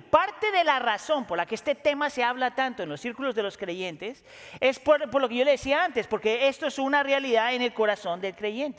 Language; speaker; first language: Spanish; native; Spanish